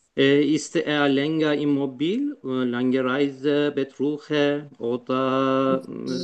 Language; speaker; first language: German; non-native, learner; Turkish